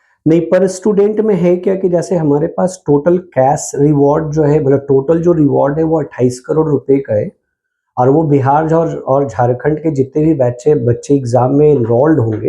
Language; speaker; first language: Hindi; native; Hindi